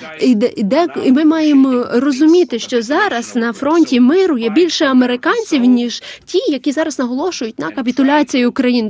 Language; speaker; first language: Ukrainian; non-native, learner; Lithuanian